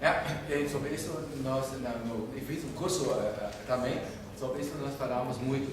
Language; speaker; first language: Portuguese; non-native, fluent; German